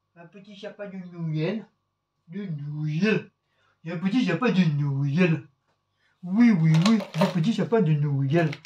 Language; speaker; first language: French; native; French